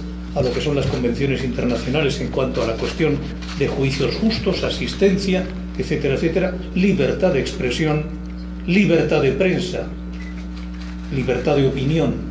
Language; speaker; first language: Spanish; native; Spanish